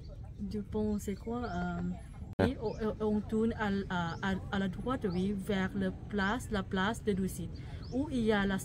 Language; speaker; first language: French; non-native, fluent; Thai